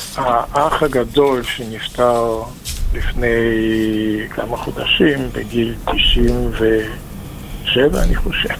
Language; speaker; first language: Hebrew; non-native, fluent; Russian